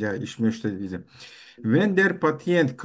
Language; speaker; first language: German; non-native, learner; Turkish